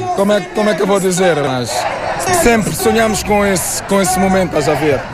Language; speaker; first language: Portuguese; non-native, local second language; Kabuverdianu